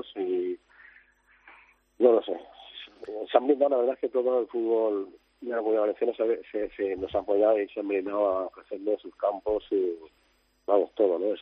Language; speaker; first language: Spanish; native; Spanish